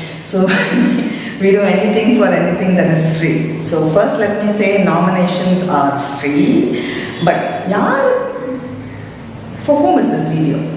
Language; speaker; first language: English; non-native, local second language; Tamil